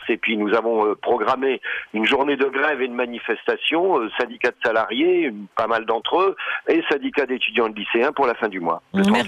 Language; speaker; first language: French; native; French